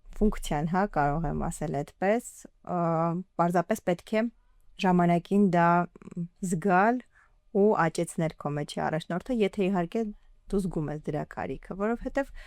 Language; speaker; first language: Armenian; early bilingual, heritage; Armenian